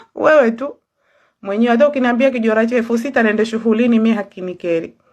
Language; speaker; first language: Swahili; native; Swahili